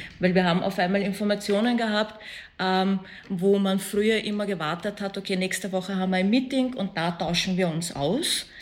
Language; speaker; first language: German; early bilingual, other home language; Persian